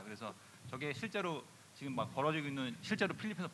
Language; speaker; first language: Korean; native; Korean